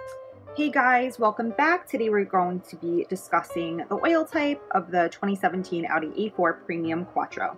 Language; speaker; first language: English; native; English